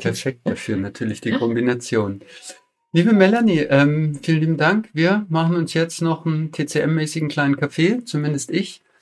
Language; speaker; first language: German; native; German